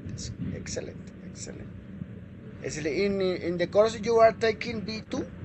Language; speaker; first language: English; non-native, learner; Spanish